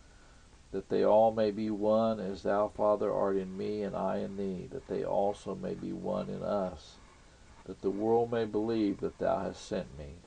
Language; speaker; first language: English; native; English